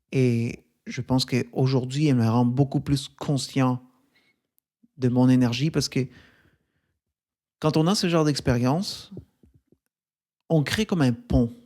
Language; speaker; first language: French; native; French